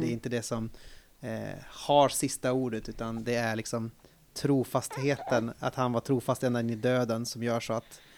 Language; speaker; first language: Swedish; native; Swedish